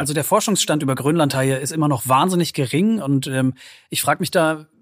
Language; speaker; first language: German; native; German